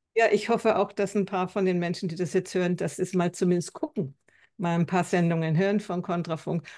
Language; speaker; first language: German; native; German